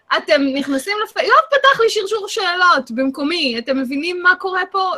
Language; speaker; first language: Hebrew; native; Hebrew